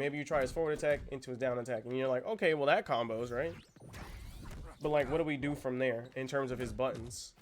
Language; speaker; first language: English; native; English